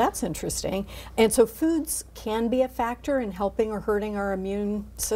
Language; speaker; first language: English; native; English